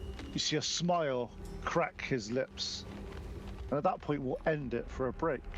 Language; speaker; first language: English; native; English